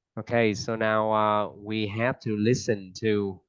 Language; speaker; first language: English; non-native, fluent; Vietnamese